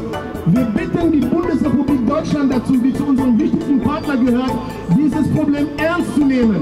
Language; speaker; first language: German; non-native, fluent; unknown